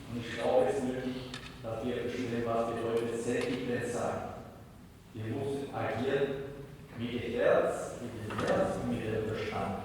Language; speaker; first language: German; non-native, fluent; Spanish